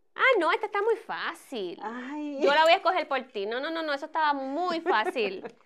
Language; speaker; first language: Spanish; native; Spanish